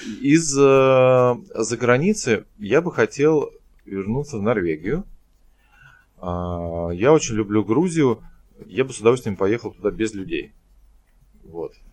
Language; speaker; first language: Russian; native; Russian